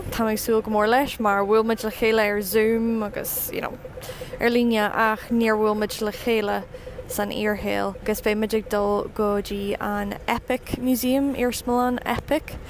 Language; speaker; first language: Irish; non-native, learner; English